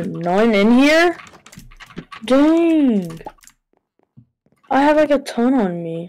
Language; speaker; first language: English; native; English